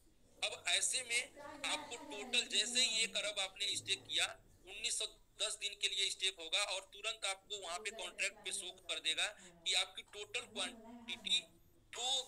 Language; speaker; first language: Hindi; native; Hindi